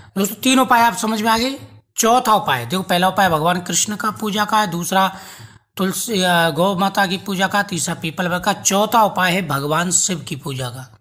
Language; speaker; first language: Hindi; native; Hindi